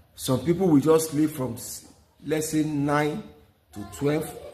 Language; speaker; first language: English; non-native, local second language; Yoruba